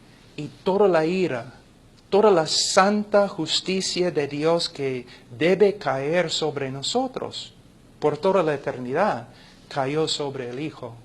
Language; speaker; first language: Spanish; non-native, fluent; English